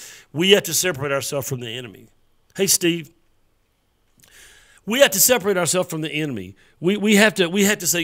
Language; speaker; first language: English; native; English